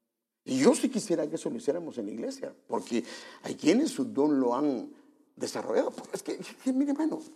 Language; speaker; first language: Spanish; native; Spanish